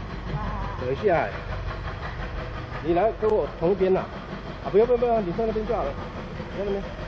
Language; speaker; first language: Chinese; native; Chinese